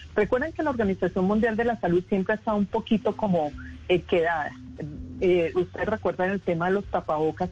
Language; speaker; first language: Spanish; native; Spanish